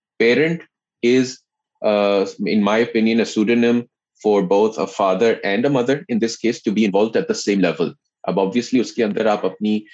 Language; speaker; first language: Urdu; native; Urdu